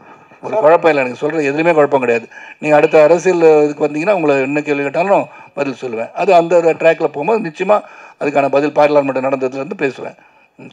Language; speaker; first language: Tamil; native; Tamil